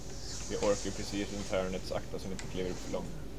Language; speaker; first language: Swedish; native; Swedish